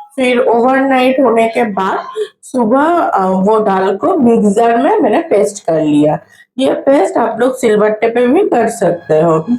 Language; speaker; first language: Hindi; non-native, local second language; Bangla